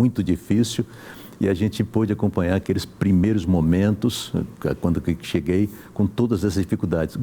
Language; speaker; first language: Portuguese; native; Portuguese